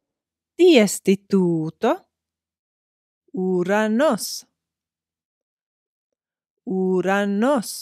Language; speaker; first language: Greek; non-native, fluent; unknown